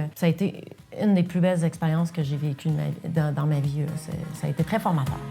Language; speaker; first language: French; non-native, local second language; English